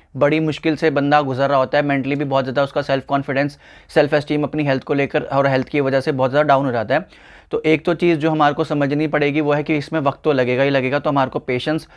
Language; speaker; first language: Hindi; native; Hindi